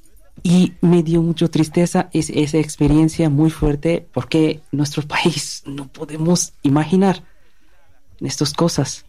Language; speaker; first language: Spanish; non-native, learner; Bangla